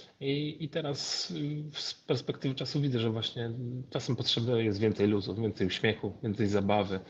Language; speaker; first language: Polish; native; Polish